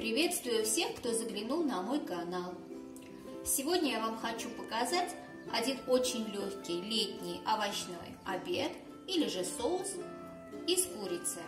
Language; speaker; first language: Russian; non-native, fluent; Armenian